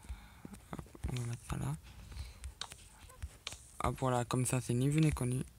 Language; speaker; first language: French; native; French